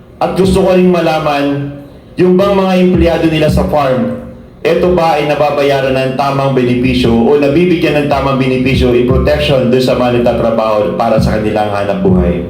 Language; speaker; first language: Filipino; native; Filipino